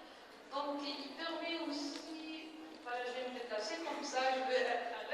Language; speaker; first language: French; non-native, local second language; Arabic